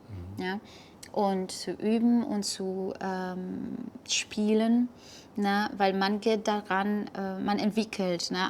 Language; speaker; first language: German; non-native, fluent; Spanish